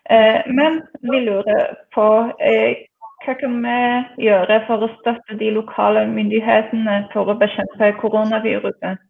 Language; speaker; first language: Norwegian; non-native, fluent; Polish